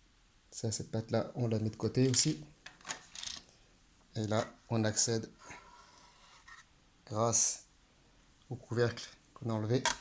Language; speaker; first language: French; native; French